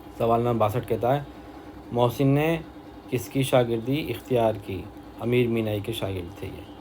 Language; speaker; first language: Urdu; native; Urdu